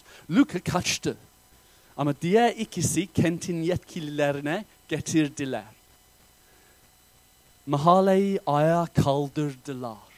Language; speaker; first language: Turkish; non-native, fluent; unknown